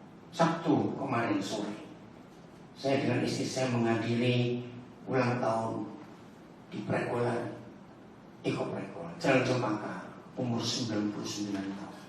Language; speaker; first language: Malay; non-native, local second language; Javanese